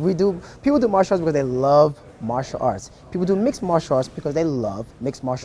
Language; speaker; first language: English; native; English